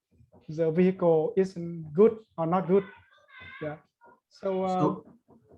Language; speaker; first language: English; non-native, learner; Vietnamese